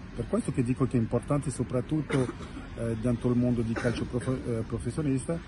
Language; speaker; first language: Italian; non-native, fluent; French